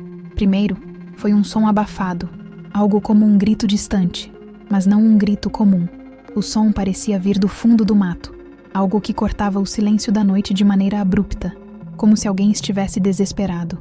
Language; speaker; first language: Portuguese; native; Portuguese